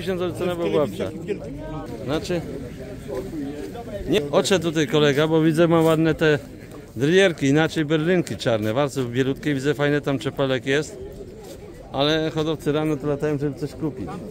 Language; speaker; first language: Polish; native; Polish